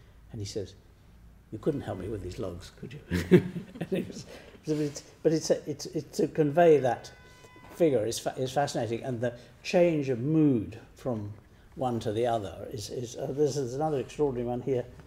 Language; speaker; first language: English; native; English